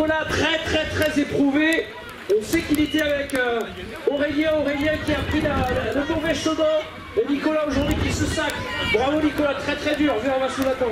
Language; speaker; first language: French; native; French